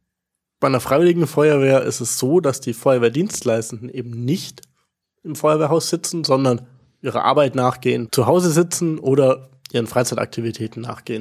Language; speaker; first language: German; native; German